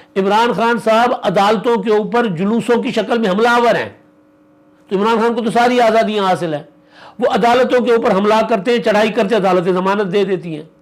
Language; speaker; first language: Urdu; non-native, local second language; Sindhi